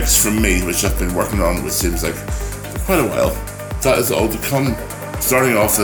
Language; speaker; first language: English; native; English